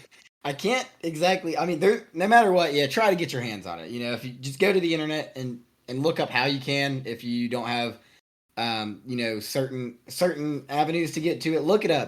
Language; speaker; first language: English; native; English